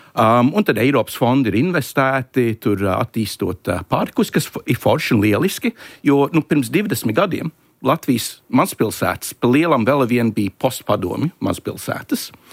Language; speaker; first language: Latvian; early bilingual, heritage; Latvian